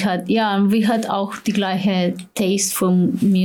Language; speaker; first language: German; non-native, learner; Slovenian